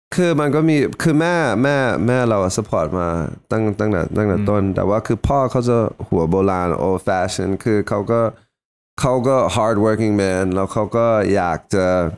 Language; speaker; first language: Thai; early bilingual, heritage; Thai